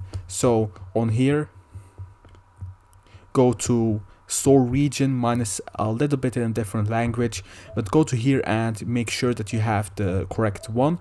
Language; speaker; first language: English; non-native, fluent; Dutch